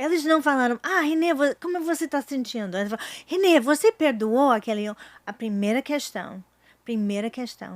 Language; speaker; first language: Portuguese; non-native, fluent; English